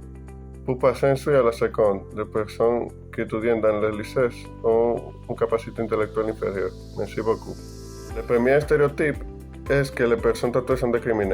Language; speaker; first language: French; non-native, learner; Spanish